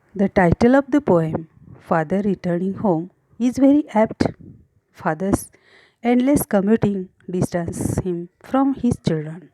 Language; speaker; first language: English; non-native, local second language; Marathi